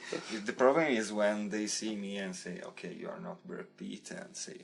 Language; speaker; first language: English; non-native, learner; Italian